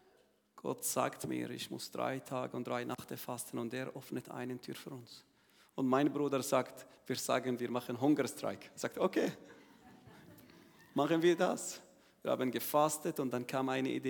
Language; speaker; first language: German; non-native, learner; Arabic